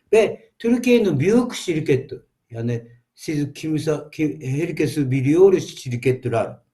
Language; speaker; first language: Turkish; non-native, learner; Japanese